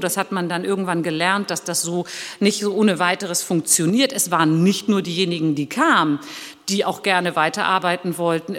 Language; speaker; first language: German; early bilingual, other home language; Turkish